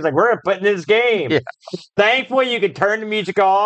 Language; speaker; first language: English; native; English